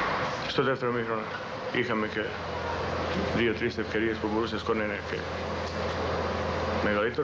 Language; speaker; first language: Greek; non-native, learner; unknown